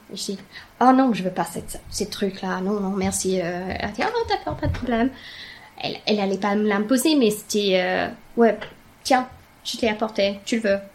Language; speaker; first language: French; non-native, fluent; English